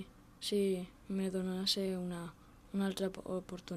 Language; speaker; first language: Catalan; non-native, local second language; Spanish